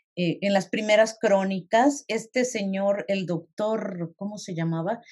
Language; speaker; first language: Spanish; native; Spanish